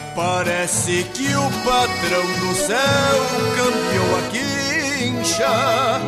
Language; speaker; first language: Portuguese; native; Portuguese